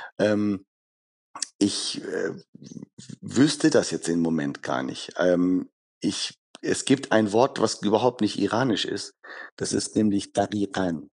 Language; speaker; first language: German; early bilingual, other home language; Persian